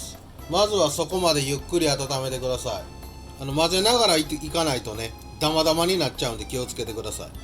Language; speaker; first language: Japanese; native; Japanese